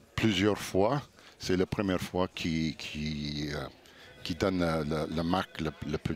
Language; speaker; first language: French; non-native, fluent; English